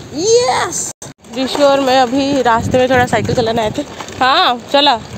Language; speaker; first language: Hindi; non-native, local second language; Odia